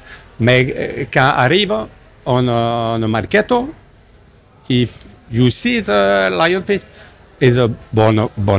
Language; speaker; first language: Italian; non-native, learner; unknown